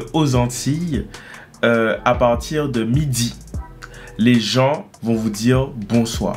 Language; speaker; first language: French; native; French